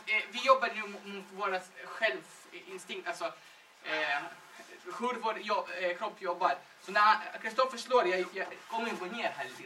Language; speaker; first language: Swedish; non-native, fluent; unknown